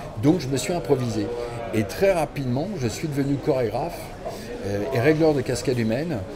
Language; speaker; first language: French; native; French